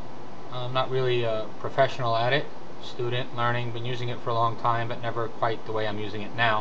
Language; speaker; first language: English; native; English